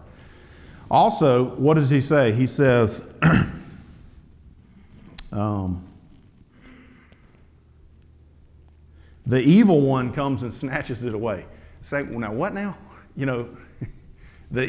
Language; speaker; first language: English; native; English